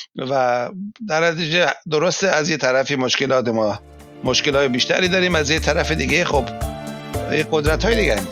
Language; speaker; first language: Persian; native; Persian